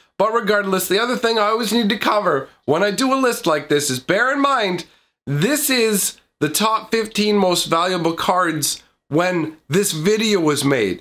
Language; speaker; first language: English; native; English